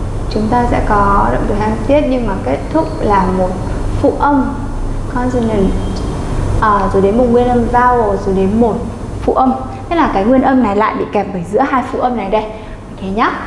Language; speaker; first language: Vietnamese; native; Vietnamese